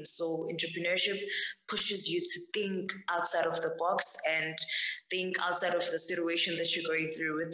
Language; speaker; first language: English; non-native, local second language; Zulu